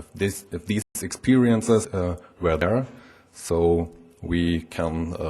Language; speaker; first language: English; non-native, fluent; German